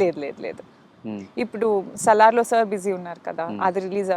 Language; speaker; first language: Telugu; non-native, local second language; Kannada